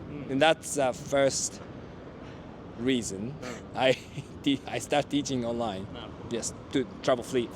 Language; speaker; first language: English; non-native, fluent; Japanese